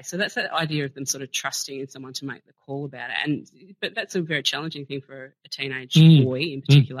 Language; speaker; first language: English; native; English